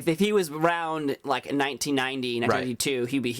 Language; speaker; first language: English; native; English